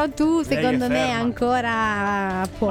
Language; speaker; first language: Italian; native; Italian